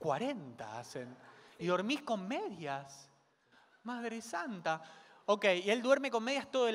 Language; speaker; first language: Spanish; native; Spanish